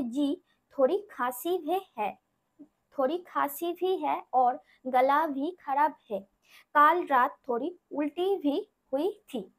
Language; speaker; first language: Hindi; non-native, local second language; Bangla